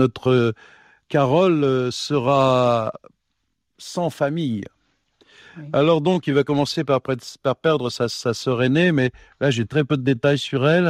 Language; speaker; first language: French; native; French